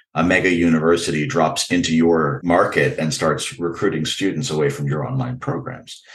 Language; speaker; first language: English; native; English